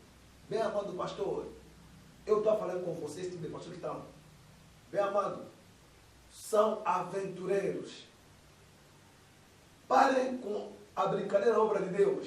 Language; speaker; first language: Portuguese; non-native, fluent; Lingala